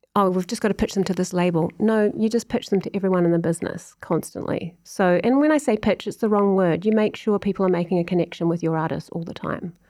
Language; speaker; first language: English; native; English